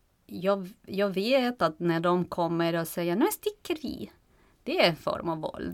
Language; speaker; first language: Swedish; non-native, fluent; Spanish